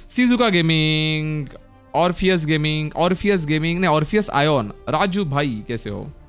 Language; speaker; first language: Hindi; non-native, local second language; Marathi